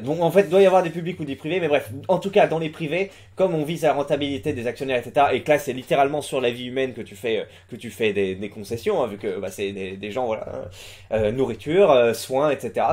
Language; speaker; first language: French; native; French